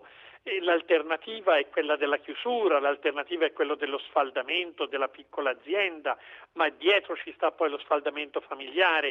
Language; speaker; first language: Italian; native; Italian